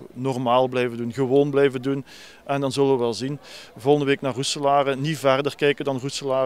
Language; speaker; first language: Dutch; native; Dutch